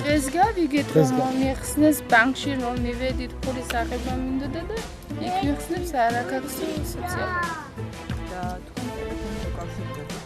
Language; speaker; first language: Georgian; non-native, local second language; Mingrelian